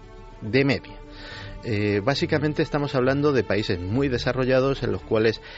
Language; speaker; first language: Spanish; native; Spanish